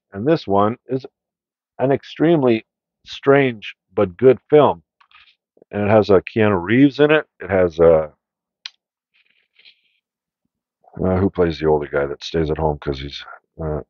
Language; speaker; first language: English; native; English